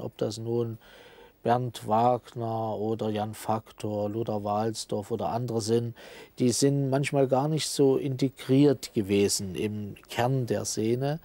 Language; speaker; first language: German; native; German